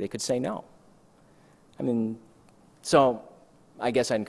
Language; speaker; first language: English; native; English